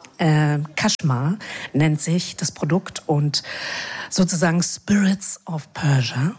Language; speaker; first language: German; native; German